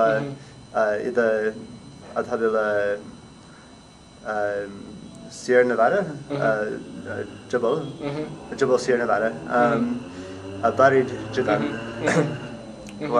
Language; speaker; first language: Arabic; non-native, learner; English